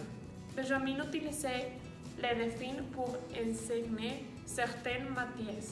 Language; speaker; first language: French; non-native, learner; Spanish